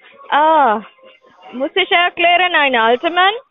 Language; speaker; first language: German; non-native, learner; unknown